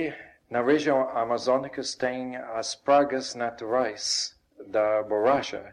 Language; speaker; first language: Portuguese; non-native, fluent; English